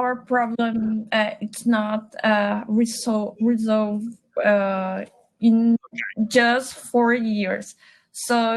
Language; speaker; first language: English; non-native, learner; Portuguese